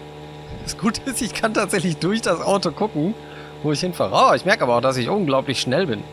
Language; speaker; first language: German; native; German